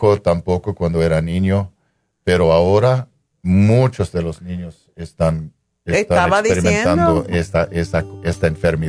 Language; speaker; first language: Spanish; non-native, fluent; English